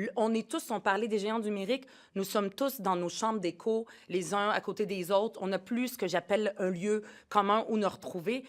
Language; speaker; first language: French; early bilingual, other home language; Arabic